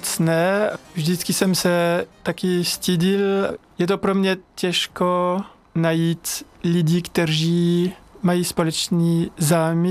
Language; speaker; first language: Czech; non-native, learner; French